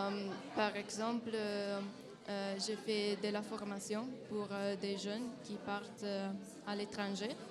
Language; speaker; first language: French; non-native, fluent; Italian